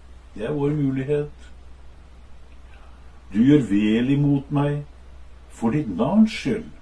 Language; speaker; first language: Norwegian; native; Norwegian